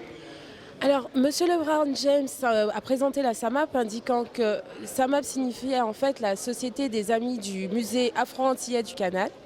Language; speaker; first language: French; native; French